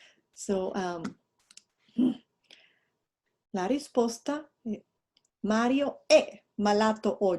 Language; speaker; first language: Italian; non-native, fluent; English